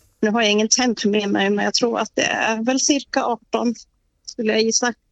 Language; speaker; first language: Swedish; native; Swedish